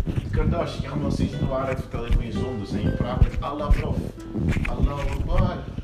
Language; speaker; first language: Dutch; non-native, local second language; Papiamento